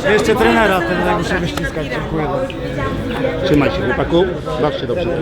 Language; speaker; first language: Polish; native; Polish